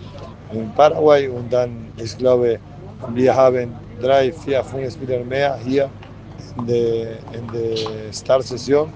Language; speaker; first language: German; non-native, learner; Spanish